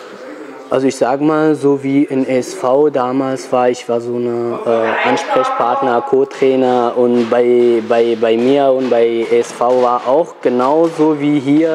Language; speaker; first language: German; non-native, fluent; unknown